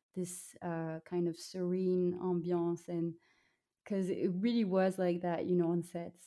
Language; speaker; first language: English; non-native, fluent; French